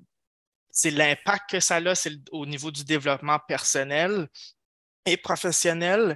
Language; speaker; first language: French; native; French